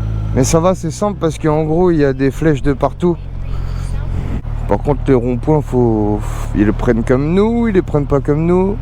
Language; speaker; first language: French; native; French